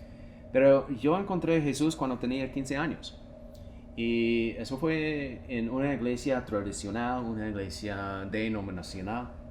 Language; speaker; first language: Spanish; non-native, fluent; English